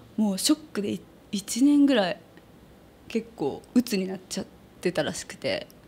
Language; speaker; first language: Japanese; native; Japanese